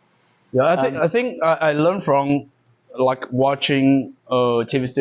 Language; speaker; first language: English; non-native, learner; Chinese